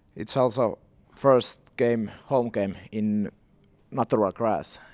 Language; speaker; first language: English; non-native, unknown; Finnish